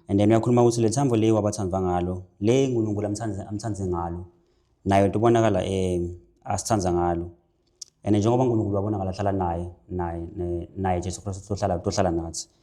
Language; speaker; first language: Zulu; non-native, local second language; Swati